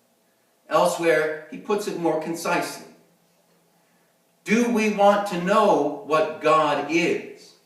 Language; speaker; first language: English; native; English